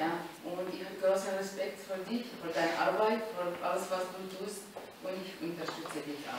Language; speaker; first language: German; non-native, learner; Arabic